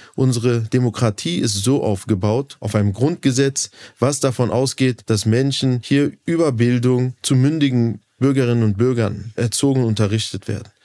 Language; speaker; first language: German; early bilingual, other home language; Turkish